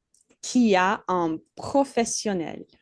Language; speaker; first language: French; non-native, fluent; English